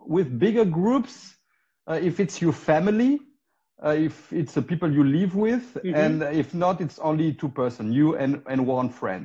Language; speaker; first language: English; non-native, fluent; Spanish